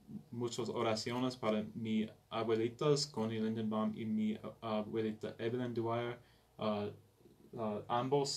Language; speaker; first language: Spanish; non-native, learner; English